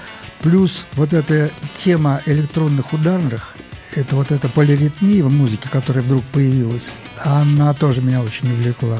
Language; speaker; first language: Russian; native; Russian